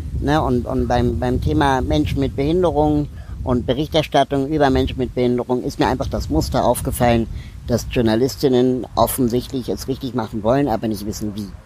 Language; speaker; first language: German; native; German